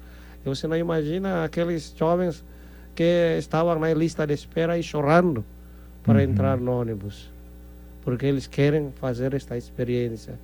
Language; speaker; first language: Portuguese; non-native, fluent; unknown